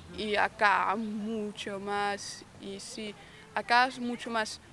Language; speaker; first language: Spanish; non-native, learner; Dutch